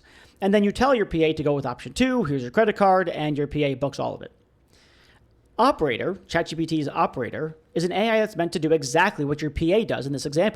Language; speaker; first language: English; native; English